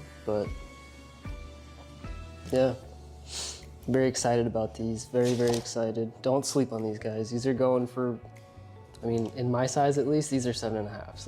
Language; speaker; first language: English; native; English